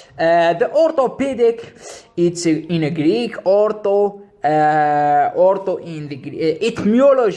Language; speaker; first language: English; non-native, local second language; Arabic